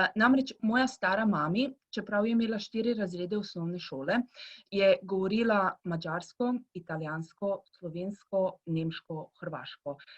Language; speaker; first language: Slovenian; early bilingual, heritage; Croatian